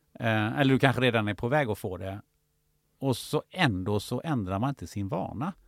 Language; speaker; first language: Swedish; early bilingual, other home language; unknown